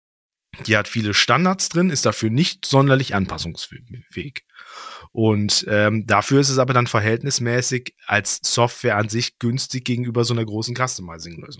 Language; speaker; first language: German; native; German